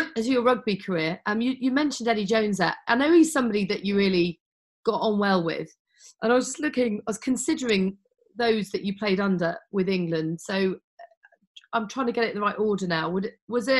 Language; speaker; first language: English; native; English